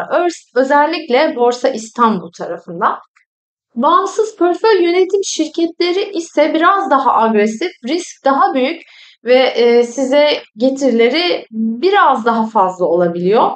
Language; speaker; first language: Turkish; native; Turkish